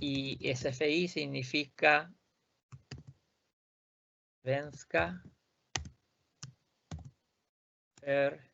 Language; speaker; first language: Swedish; non-native, fluent; Spanish